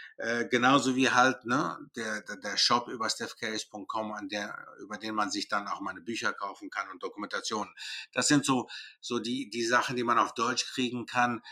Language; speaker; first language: German; early bilingual, other home language; Greek